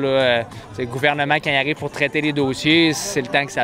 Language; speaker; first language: French; native; French